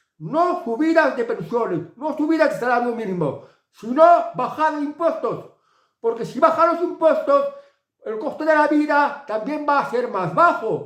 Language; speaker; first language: Spanish; native; Spanish